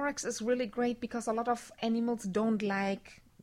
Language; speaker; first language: English; non-native, fluent; German